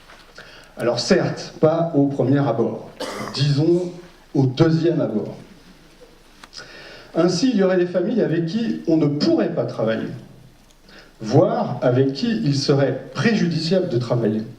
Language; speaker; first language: French; native; French